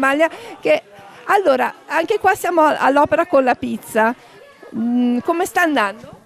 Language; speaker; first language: Italian; native; Italian